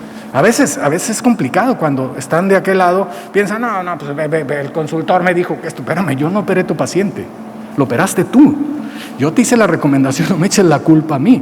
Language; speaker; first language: Spanish; native; Spanish